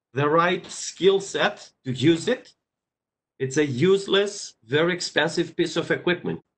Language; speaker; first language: English; non-native, fluent; Greek